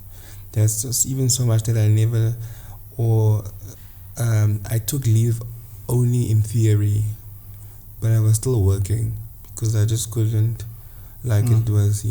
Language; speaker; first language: English; non-native, local second language; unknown